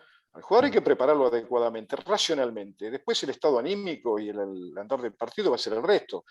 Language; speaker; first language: Spanish; native; Spanish